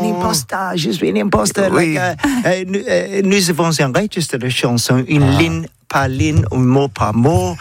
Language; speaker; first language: French; non-native, learner; English